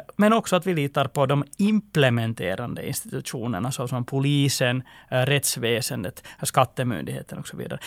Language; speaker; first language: Swedish; native; Swedish